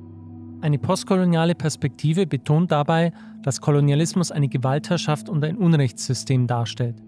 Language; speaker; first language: German; native; German